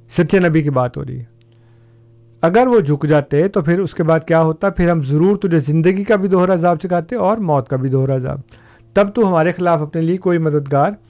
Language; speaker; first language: Urdu; non-native, local second language; Punjabi